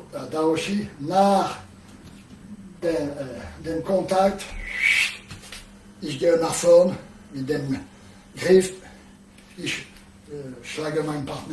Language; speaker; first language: German; non-native, learner; French